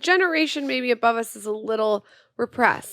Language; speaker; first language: English; native; English